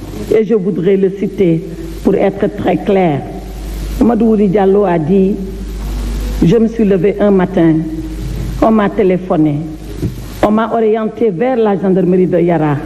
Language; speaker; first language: French; non-native, local second language; Fula